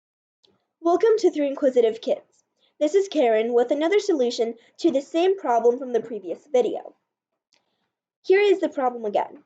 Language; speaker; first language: English; native; English